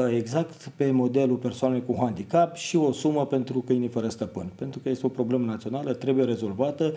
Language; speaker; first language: Romanian; native; Romanian